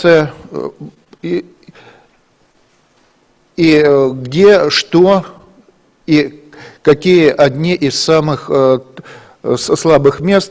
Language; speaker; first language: Russian; native; Russian